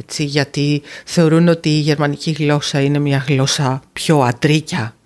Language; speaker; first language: Greek; native; Greek